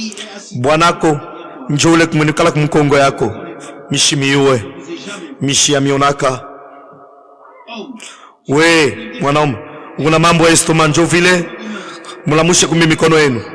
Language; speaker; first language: Swahili; native; Swahili